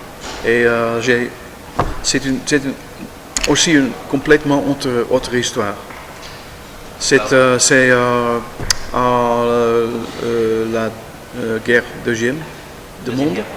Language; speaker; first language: French; non-native, learner; Dutch